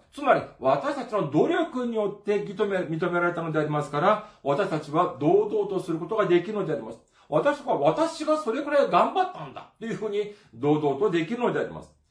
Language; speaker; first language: Japanese; non-native, fluent; Korean